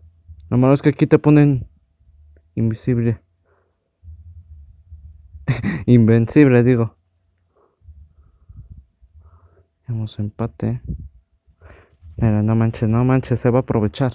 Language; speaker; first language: Spanish; native; Spanish